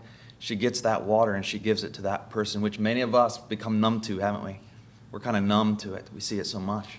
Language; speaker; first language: English; native; English